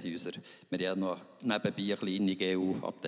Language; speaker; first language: German; native; German